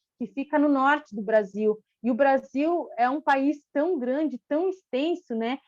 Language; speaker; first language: Portuguese; non-native, local second language; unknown